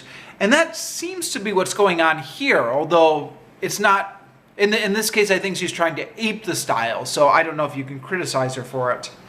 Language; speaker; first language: English; native; English